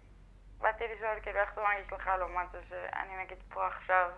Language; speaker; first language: Hebrew; native; Hebrew